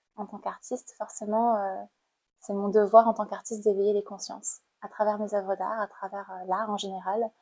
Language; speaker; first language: French; non-native, fluent; Khmer